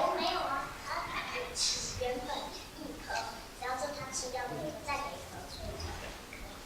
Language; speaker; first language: Chinese; early bilingual, heritage; Chinese